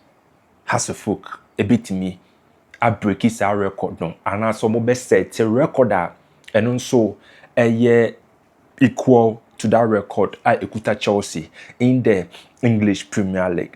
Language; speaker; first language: English; non-native, local second language; Akan